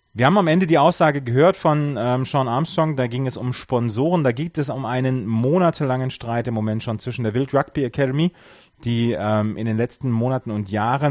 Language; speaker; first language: German; native; German